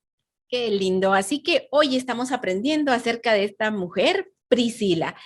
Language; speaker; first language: Spanish; native; Spanish